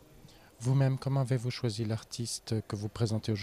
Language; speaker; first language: French; native; French